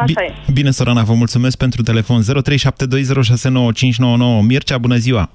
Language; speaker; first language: Romanian; native; Romanian